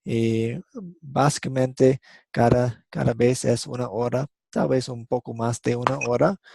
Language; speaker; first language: Spanish; non-native, fluent; English